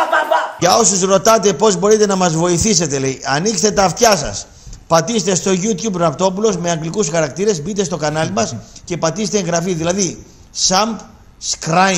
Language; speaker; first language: Greek; native; Greek